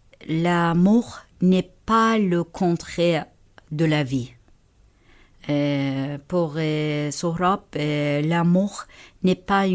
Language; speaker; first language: French; non-native, fluent; Persian